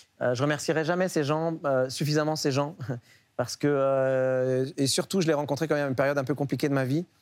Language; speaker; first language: French; early bilingual, other home language; Arabic